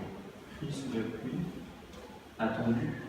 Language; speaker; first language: French; non-native, learner; Russian